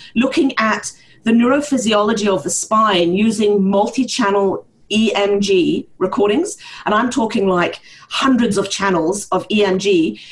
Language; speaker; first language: English; early bilingual, heritage; Norwegian